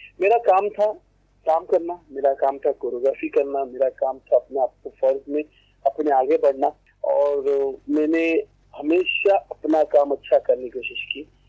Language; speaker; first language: Hindi; non-native, local second language; Tamil